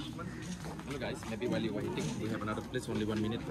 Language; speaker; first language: English; non-native, local second language; Indonesian